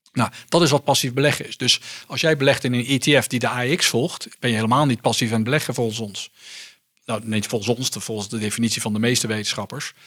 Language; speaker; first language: Dutch; early bilingual, heritage; Dutch